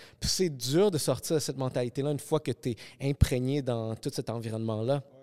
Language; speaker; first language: French; early bilingual, other home language; Spanish